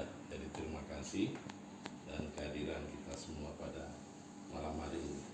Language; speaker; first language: Indonesian; native; Indonesian